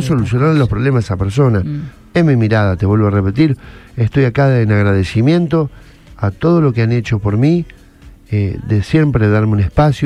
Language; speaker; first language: Spanish; native; Spanish